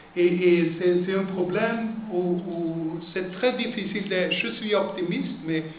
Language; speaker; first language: French; non-native, fluent; Swedish